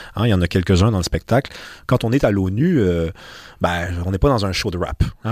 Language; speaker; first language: French; native; French